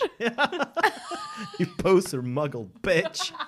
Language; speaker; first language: English; non-native, fluent; Swedish